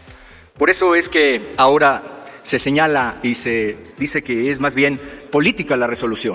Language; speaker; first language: Spanish; native; Spanish